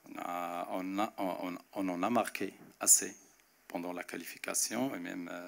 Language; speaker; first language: French; non-native, local second language; Arabic